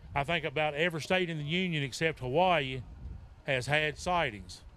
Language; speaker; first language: English; native; English